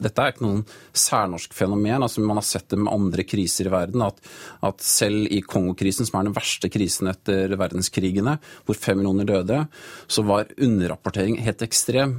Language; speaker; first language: Norwegian; native; Norwegian